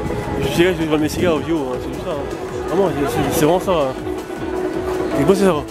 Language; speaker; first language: French; native; French